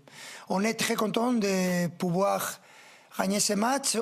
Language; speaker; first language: French; non-native, fluent; Spanish